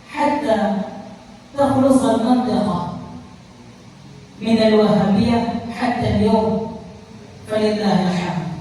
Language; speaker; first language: Arabic; non-native, fluent; Achinese